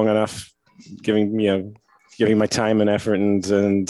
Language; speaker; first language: English; native; English